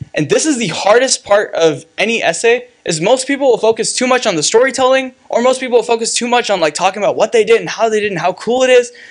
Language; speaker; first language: English; native; English